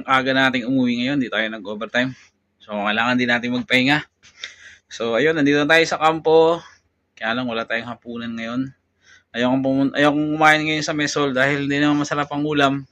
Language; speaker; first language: Filipino; native; Filipino